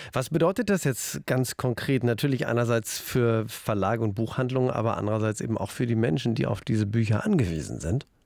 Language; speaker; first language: German; native; German